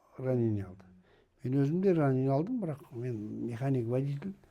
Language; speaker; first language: Kazakh; native; Kazakh